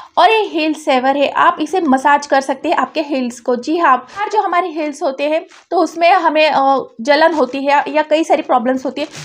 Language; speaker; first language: Hindi; native; Hindi